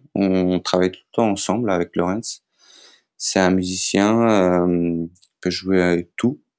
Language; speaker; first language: French; non-native, fluent; Macedonian